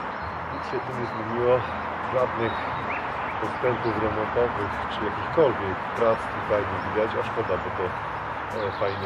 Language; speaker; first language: Polish; native; Polish